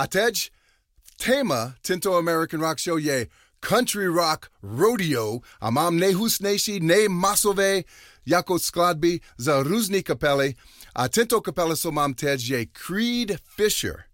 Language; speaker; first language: Czech; non-native, learner; English